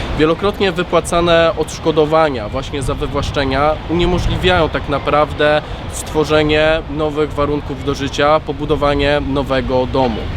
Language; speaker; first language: Polish; native; Polish